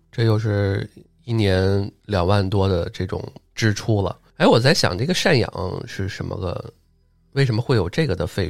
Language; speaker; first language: Chinese; native; Chinese